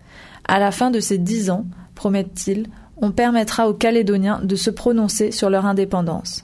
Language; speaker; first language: French; native; French